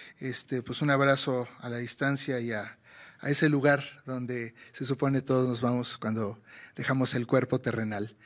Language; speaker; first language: Spanish; native; Spanish